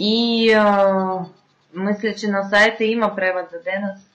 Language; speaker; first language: Bulgarian; non-native, fluent; Russian